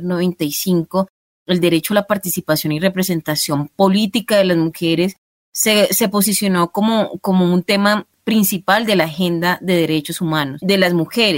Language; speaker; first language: Spanish; native; Spanish